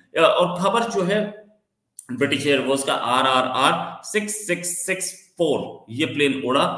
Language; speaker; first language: Hindi; native; Hindi